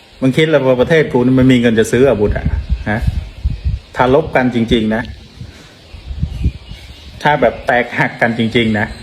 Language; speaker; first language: Thai; non-native, fluent; Khmer